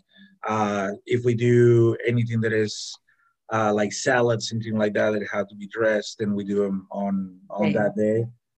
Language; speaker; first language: English; non-native, fluent; Spanish